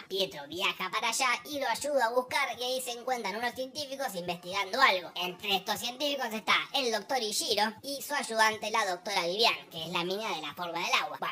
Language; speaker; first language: Spanish; native; Spanish